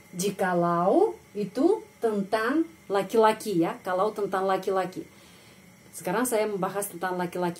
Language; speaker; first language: Indonesian; non-native, fluent; Russian